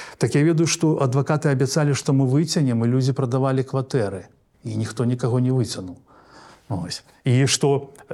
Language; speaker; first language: Belarusian; non-native, local second language; Russian